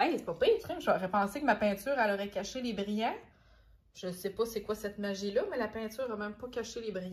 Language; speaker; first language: French; native; French